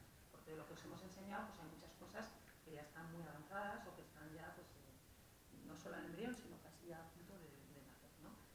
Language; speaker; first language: Spanish; native; Spanish